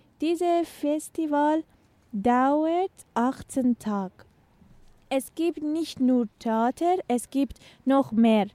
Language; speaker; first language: German; non-native, learner; Persian